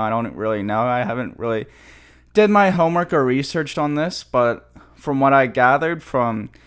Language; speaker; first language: English; native; English